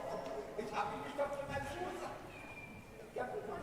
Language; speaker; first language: German; native; German